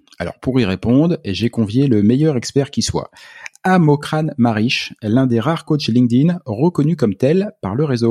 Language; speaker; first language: French; native; French